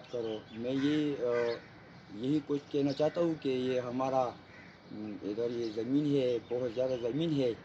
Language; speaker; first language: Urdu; non-native, local second language; Pashto